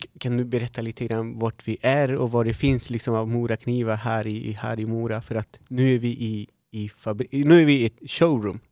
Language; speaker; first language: Swedish; non-native, fluent; Spanish